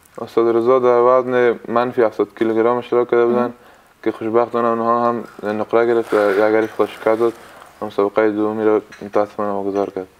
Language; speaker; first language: Persian; native; Persian